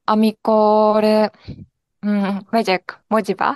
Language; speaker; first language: Hungarian; non-native, fluent; Japanese